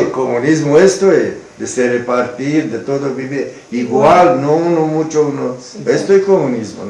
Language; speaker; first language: Spanish; non-native, learner; Romanian